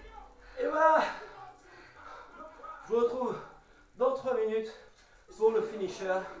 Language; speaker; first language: French; native; French